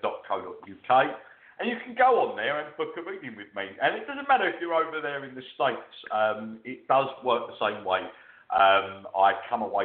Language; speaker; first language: English; native; English